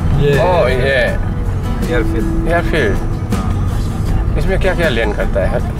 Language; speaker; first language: Hindi; non-native, local second language; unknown